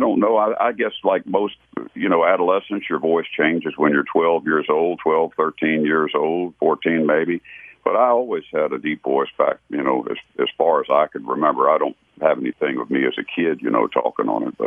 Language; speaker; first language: English; native; English